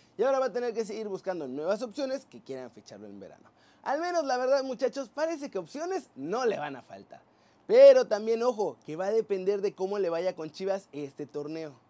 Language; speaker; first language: Spanish; native; Spanish